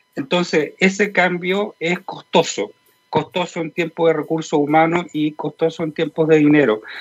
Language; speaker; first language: Spanish; native; Spanish